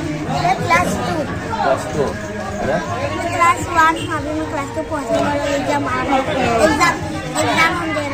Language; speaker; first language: Hindi; non-native, local second language; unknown